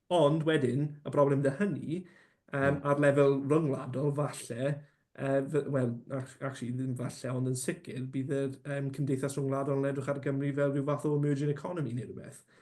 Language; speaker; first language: Welsh; non-native, local second language; English